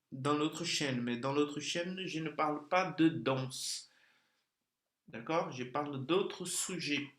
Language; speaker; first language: French; non-native, fluent; Portuguese